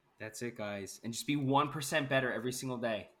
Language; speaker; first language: English; native; English